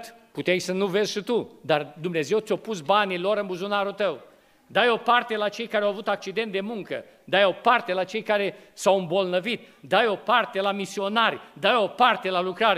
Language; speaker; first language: Romanian; native; Romanian